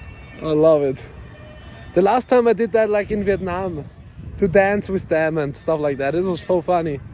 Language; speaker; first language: English; non-native, fluent; German